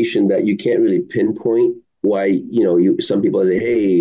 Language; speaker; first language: English; early bilingual, other home language; Arabic